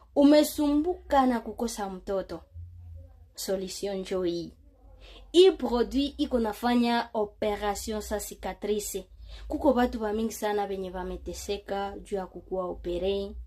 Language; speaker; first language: Swahili; native; Swahili